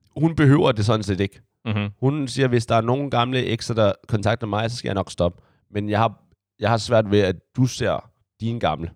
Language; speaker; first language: Danish; early bilingual, other home language; Chinese